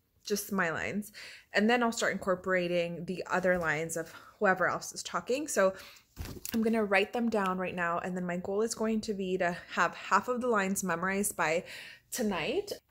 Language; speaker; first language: English; early bilingual, other home language; Spanish